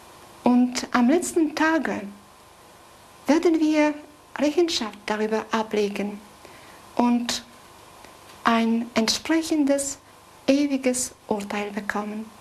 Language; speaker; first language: German; non-native, fluent; Polish